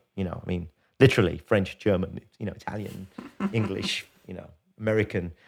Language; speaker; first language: English; native; English